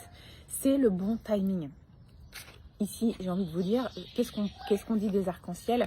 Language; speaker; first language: French; native; French